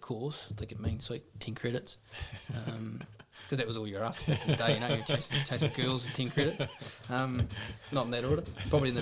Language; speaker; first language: English; native; English